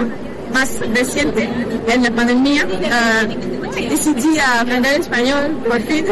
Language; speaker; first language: Spanish; non-native, learner; French